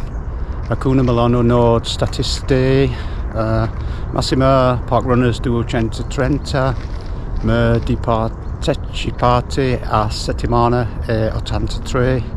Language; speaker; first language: Italian; non-native, learner; English